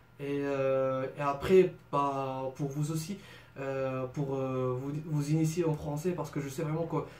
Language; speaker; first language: French; non-native, local second language; Arabic